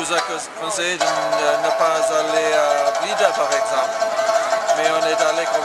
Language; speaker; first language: French; non-native, fluent; English